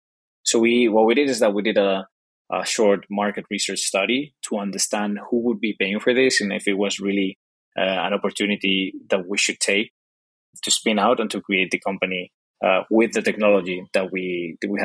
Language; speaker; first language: English; non-native, fluent; Spanish